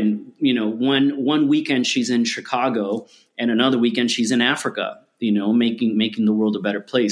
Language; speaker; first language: English; early bilingual, other home language; Spanish